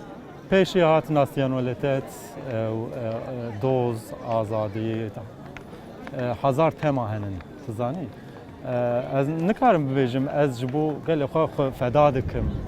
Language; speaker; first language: Kurdish; non-native, local second language; Zaza